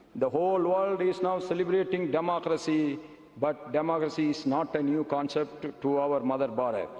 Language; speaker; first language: English; non-native, local second language; Tamil